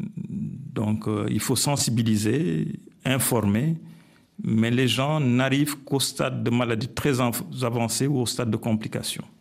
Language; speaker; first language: French; non-native, local second language; Wolof